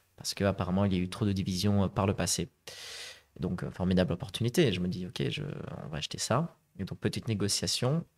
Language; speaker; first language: French; native; French